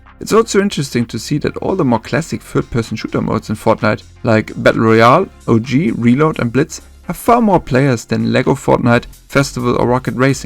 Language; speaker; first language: English; non-native, fluent; German